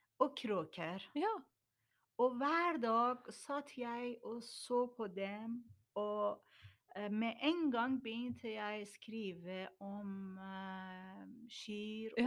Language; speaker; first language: Norwegian; non-native, learner; Persian